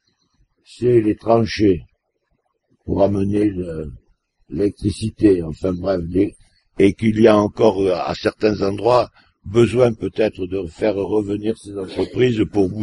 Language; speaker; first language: French; native; French